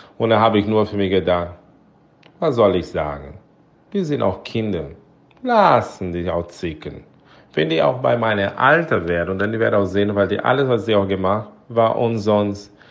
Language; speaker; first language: German; non-native, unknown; Portuguese